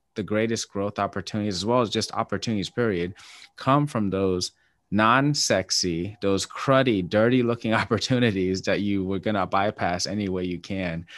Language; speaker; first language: English; native; English